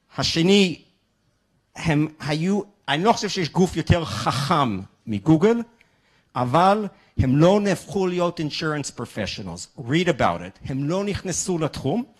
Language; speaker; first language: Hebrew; non-native, fluent; English